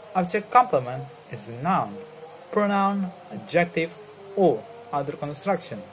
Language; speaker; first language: English; non-native, learner; Indonesian